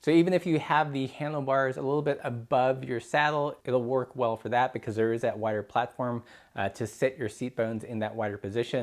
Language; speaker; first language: English; native; English